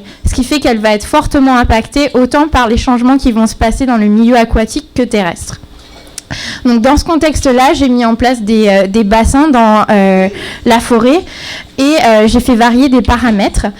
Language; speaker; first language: French; native; French